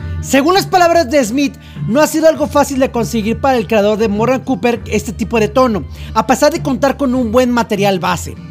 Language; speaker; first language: Spanish; native; Spanish